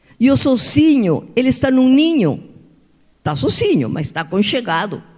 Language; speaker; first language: Portuguese; non-native, fluent; Spanish